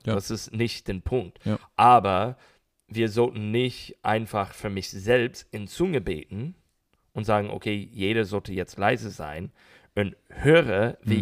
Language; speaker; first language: German; non-native, learner; English